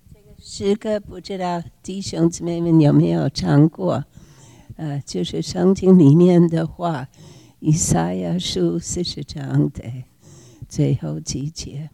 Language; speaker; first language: Chinese; non-native, fluent; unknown